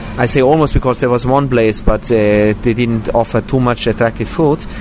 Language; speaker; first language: English; non-native, fluent; German